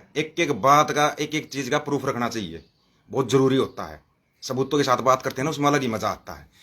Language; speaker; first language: Hindi; native; Hindi